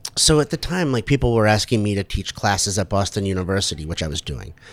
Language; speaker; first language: English; native; English